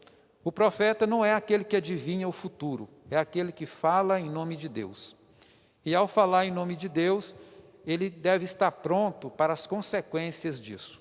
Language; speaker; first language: Portuguese; native; Portuguese